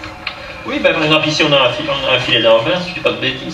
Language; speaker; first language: French; native; French